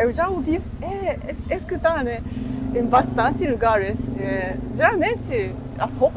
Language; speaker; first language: Portuguese; non-native, fluent; Japanese